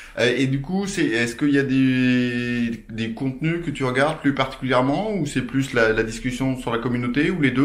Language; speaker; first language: French; native; French